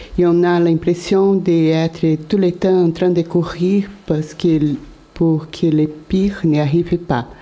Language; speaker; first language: French; non-native, learner; Portuguese